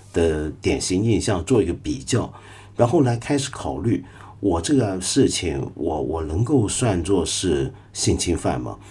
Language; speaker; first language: Chinese; non-native, local second language; Cantonese